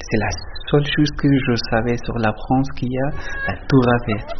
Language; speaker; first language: French; non-native, learner; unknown